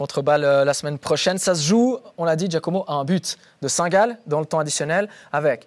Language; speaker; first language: French; native; French